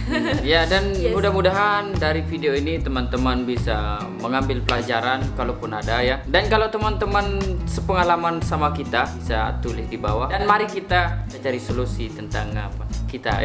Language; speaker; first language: Indonesian; non-native, local second language; Sasak